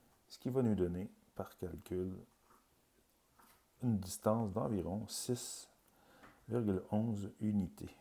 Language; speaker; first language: French; native; French